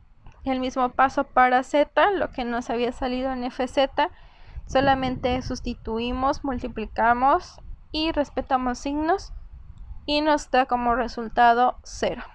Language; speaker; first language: Spanish; native; Spanish